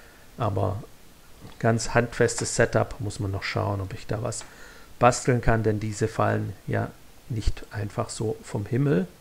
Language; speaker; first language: German; native; German